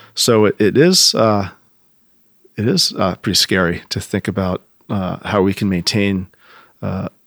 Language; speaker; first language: English; native; English